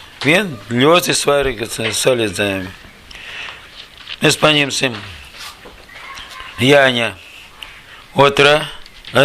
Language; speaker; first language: Latvian; non-native, learner; Russian